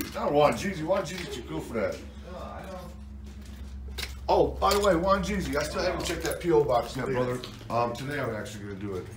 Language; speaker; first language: English; native; English